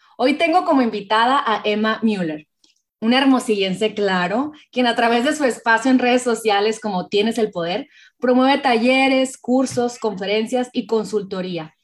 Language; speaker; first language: Spanish; native; Spanish